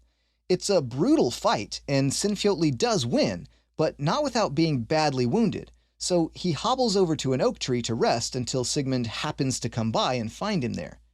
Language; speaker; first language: English; native; English